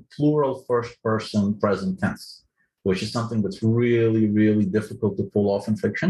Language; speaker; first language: English; non-native, fluent; Ukrainian